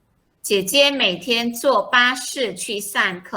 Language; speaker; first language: Chinese; non-native, fluent; Malay